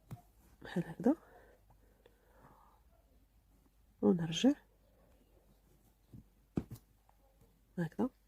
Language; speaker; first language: Arabic; native; Arabic